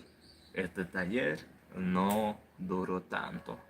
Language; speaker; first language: Spanish; native; Spanish